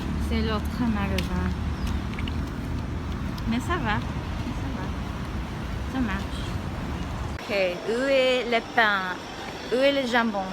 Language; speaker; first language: French; non-native, learner; English